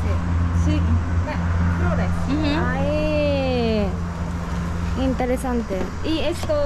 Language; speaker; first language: Spanish; non-native, learner; Japanese